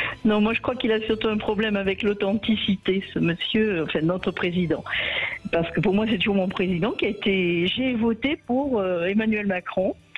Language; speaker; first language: French; native; French